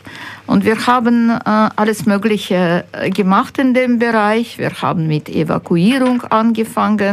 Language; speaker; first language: German; non-native, fluent; Ukrainian